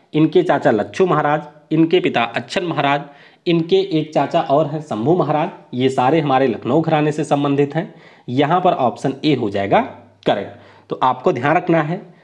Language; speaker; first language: Hindi; native; Hindi